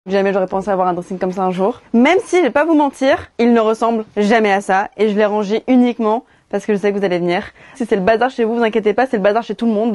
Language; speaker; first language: French; native; French